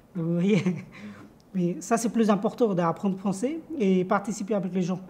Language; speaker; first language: French; non-native, fluent; Bangla